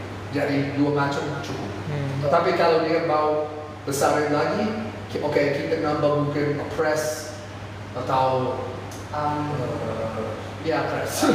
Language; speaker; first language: Indonesian; non-native, fluent; English